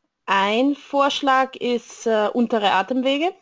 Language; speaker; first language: German; native; German